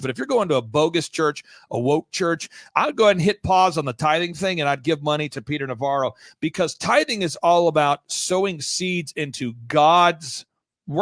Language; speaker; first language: English; native; English